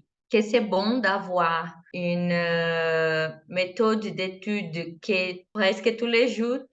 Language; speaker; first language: French; non-native, learner; Portuguese